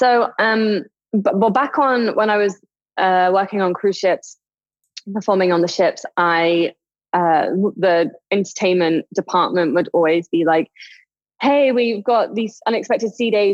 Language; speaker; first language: English; native; English